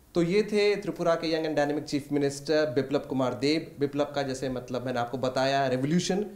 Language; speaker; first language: Hindi; native; Hindi